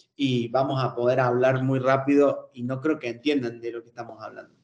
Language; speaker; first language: Spanish; native; Spanish